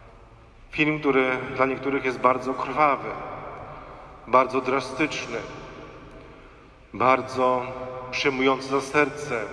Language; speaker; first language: Polish; native; Polish